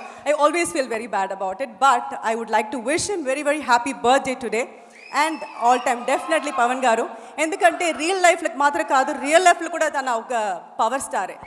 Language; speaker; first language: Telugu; non-native, fluent; Tamil